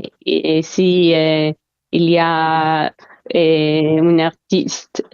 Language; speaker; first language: French; non-native, learner; Hebrew